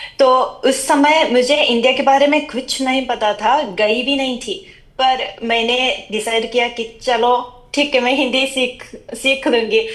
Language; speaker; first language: Hindi; non-native, fluent; Japanese